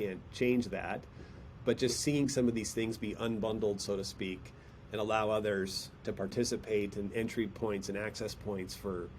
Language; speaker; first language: English; native; English